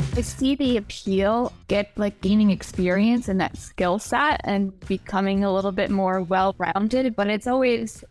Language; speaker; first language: English; native; English